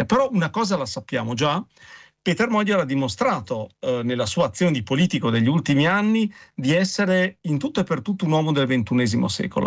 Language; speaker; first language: Italian; native; Italian